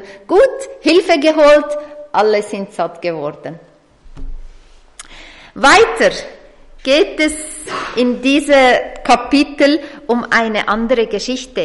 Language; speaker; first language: German; non-native, fluent; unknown